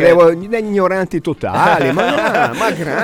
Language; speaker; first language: Italian; native; Italian